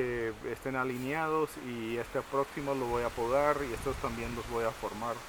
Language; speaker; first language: Spanish; native; Spanish